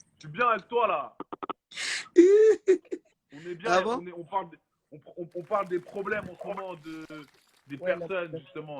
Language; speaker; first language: French; native; French